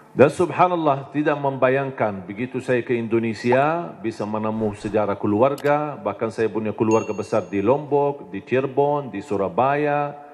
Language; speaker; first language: Indonesian; non-native, fluent; Arabic